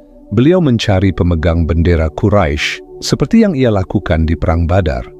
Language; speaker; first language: Indonesian; native; Indonesian